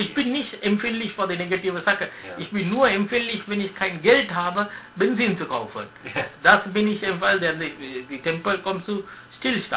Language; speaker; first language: German; non-native, learner; Sinhala